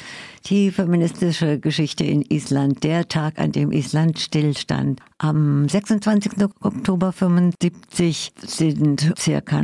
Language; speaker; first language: German; native; German